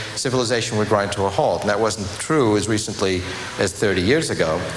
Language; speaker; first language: English; native; English